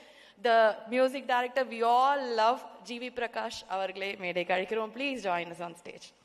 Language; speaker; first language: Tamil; native; Tamil